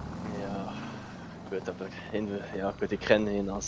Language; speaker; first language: German; native; German